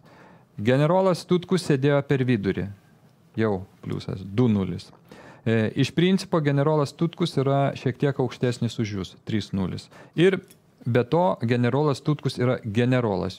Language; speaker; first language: Lithuanian; native; Lithuanian